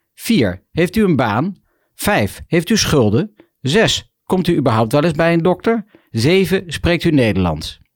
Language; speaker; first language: Dutch; native; Dutch